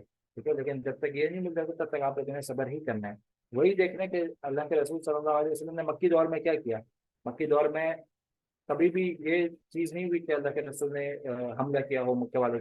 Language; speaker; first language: Urdu; native; Urdu